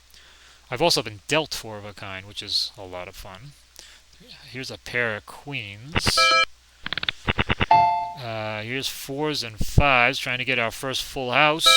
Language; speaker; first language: English; native; English